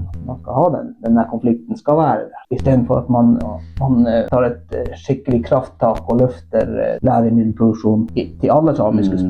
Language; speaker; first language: Norwegian; non-native, local second language; Northern Sami